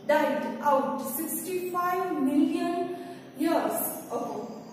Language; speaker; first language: English; non-native, local second language; Gujarati